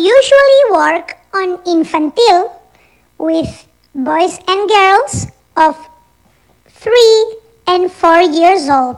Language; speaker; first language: English; non-native, fluent; Spanish